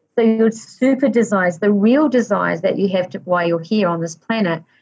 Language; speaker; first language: English; native; English